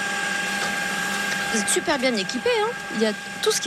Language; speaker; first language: French; native; French